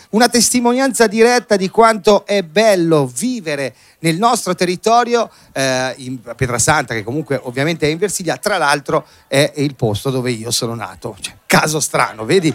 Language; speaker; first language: Italian; native; Italian